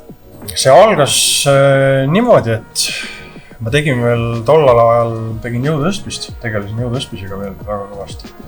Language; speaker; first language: Estonian; native; Estonian